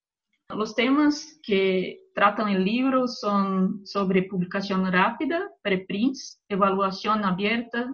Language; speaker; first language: Spanish; non-native, fluent; Portuguese